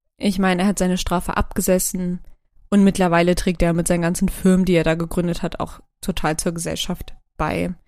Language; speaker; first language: German; early bilingual, other home language; Turkish